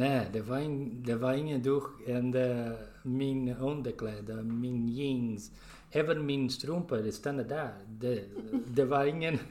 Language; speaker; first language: Swedish; non-native, learner; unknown